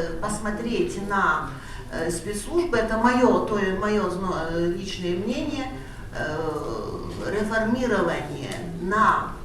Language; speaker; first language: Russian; non-native, fluent; Polish